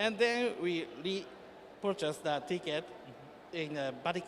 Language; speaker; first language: English; non-native, learner; Japanese